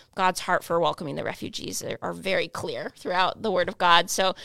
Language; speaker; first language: English; native; English